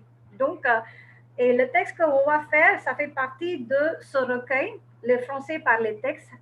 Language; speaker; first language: French; non-native, fluent; Tamil